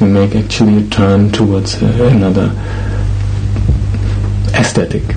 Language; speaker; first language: English; non-native, fluent; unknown